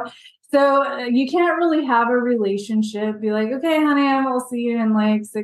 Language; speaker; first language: English; native; English